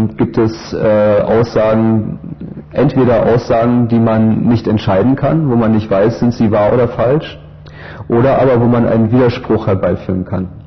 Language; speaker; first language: German; native; German